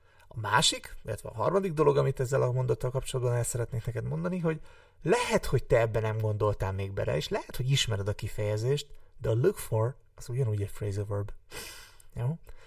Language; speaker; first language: Hungarian; native; Hungarian